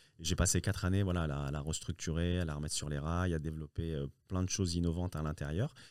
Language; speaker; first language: French; early bilingual, other home language; Riffian